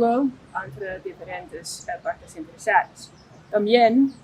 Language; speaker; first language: Spanish; non-native, fluent; Dutch